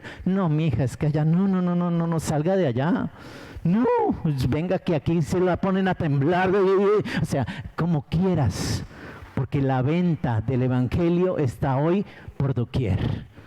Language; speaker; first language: Spanish; native; Spanish